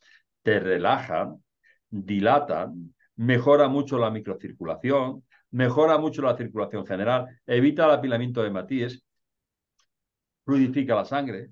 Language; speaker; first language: Spanish; native; Spanish